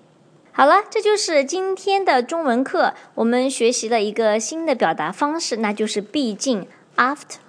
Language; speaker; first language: Chinese; native; Chinese